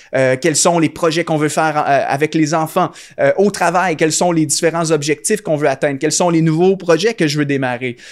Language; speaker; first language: French; native; French